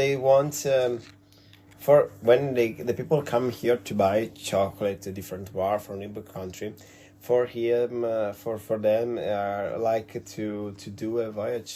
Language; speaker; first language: English; non-native, learner; Italian